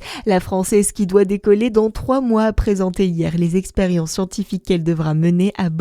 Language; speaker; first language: French; native; French